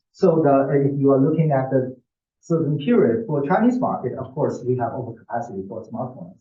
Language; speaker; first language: English; non-native, fluent; Chinese